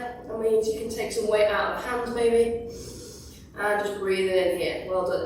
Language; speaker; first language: English; native; English